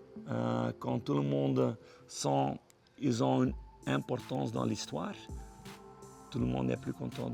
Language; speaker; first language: French; non-native, local second language; Dutch